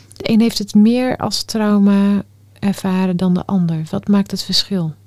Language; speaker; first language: Dutch; early bilingual, other home language; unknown